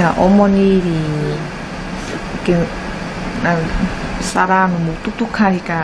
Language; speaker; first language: Korean; non-native, learner; Vietnamese